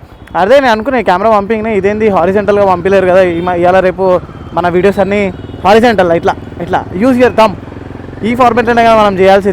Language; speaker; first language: Telugu; native; Telugu